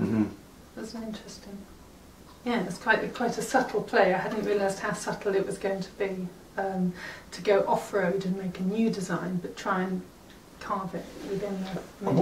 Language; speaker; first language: English; native; English